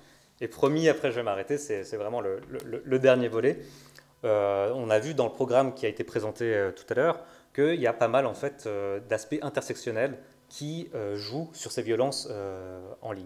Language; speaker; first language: French; native; French